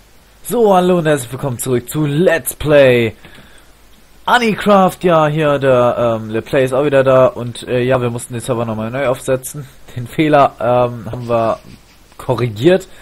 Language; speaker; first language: German; native; German